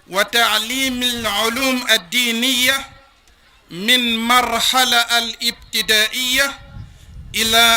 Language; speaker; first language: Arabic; non-native, fluent; Wolof